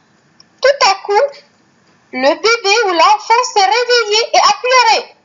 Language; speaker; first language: French; non-native, fluent; Arabic